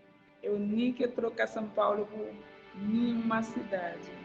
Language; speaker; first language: Portuguese; non-native, learner; Haitian Creole